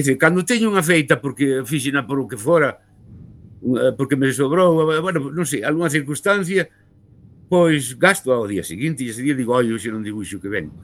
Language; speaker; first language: Galician; native; Galician